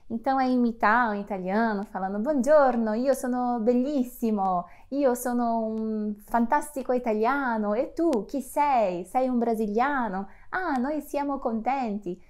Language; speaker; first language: Italian; non-native, fluent; Portuguese